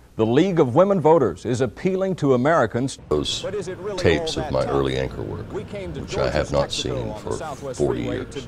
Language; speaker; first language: English; native; English